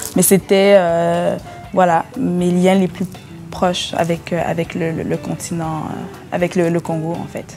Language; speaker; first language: French; early bilingual, other home language; Lingala